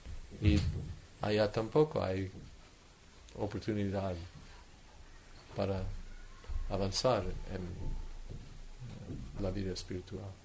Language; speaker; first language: Spanish; non-native, fluent; English